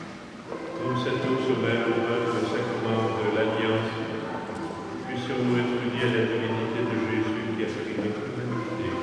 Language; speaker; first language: French; native; French